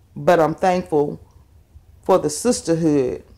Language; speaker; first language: English; native; English